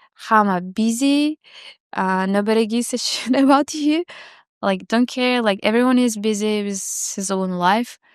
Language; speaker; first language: English; non-native, fluent; Uzbek